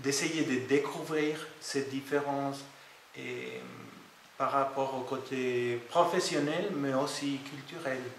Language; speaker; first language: French; non-native, fluent; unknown